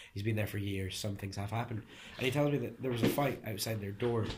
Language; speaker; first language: English; early bilingual, other home language; Hungarian